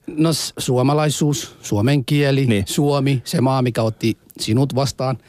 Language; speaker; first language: Finnish; non-native, fluent; Somali